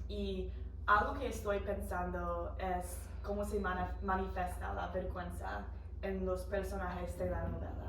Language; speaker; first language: Spanish; non-native, fluent; English